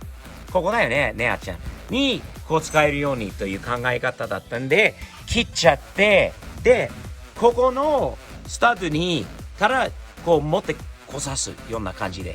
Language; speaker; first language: Japanese; non-native, fluent; English